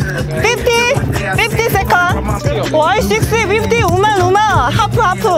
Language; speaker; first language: English; non-native, learner; Korean